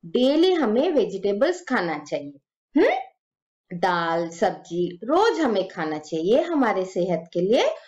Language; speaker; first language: Hindi; native; Hindi